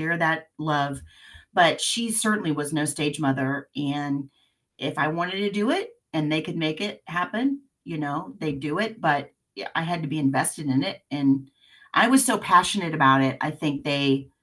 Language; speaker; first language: English; native; English